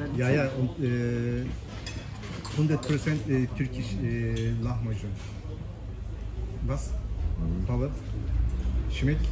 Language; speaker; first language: German; non-native, learner; Turkish